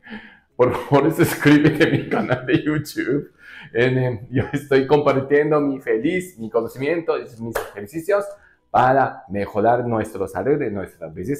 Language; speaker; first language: Spanish; non-native, learner; Japanese